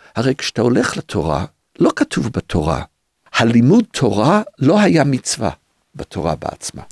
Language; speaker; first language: Hebrew; early bilingual, other home language; English